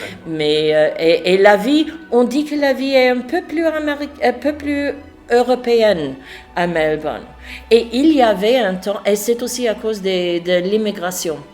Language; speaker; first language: French; non-native, fluent; English